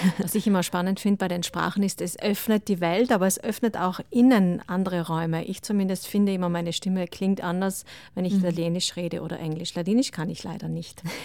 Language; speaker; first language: German; native; German